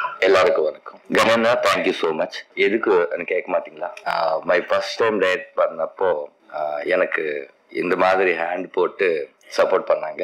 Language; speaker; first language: Tamil; non-native, learner; Telugu